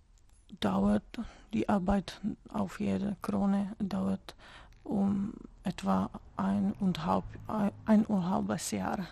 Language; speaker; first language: German; non-native, fluent; Czech